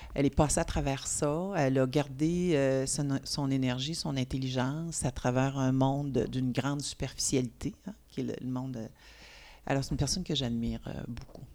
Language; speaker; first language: French; native; French